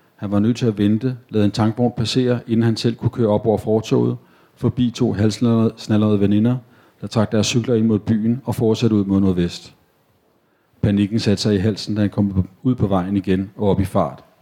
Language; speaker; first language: Danish; native; Danish